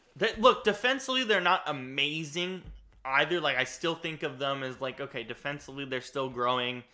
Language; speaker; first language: English; native; English